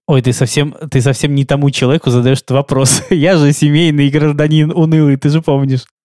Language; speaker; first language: Russian; native; Russian